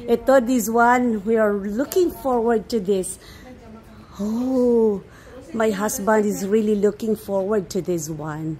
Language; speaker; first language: English; non-native, local second language; Hiligaynon